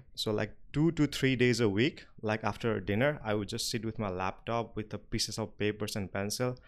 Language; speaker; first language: English; non-native, local second language; Nepali